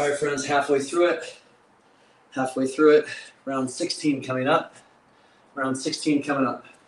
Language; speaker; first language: English; native; English